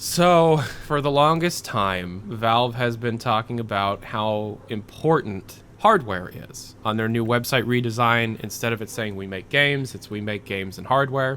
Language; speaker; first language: English; native; English